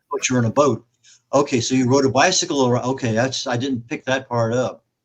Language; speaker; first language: English; native; English